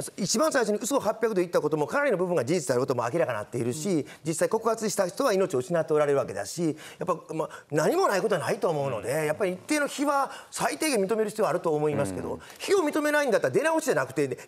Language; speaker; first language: Japanese; native; Japanese